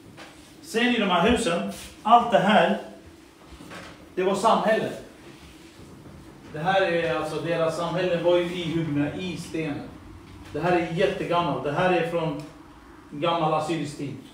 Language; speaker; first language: Swedish; early bilingual, other home language; Assyrian Neo-Aramaic